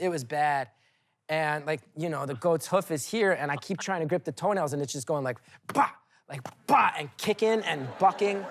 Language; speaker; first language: English; native; English